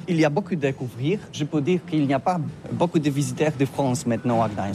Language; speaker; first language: French; non-native, learner; Polish